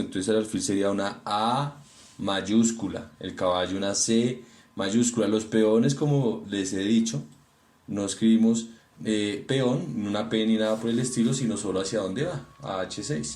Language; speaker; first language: Spanish; native; Spanish